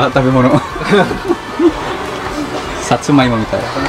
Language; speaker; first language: Japanese; non-native, learner; Javanese